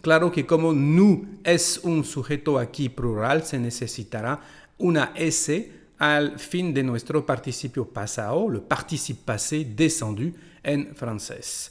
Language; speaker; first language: Spanish; non-native, fluent; French